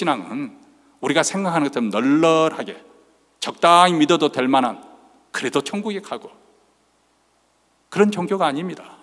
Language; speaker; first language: Korean; native; Korean